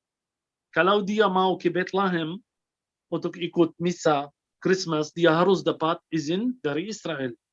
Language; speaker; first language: Indonesian; non-native, fluent; Arabic